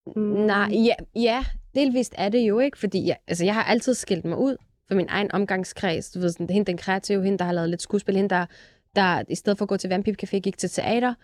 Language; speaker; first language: Danish; early bilingual, other home language; Arabic